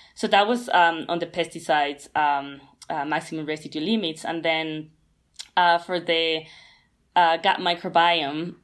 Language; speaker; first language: English; non-native, fluent; Spanish